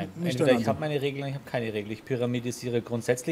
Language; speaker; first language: German; native; German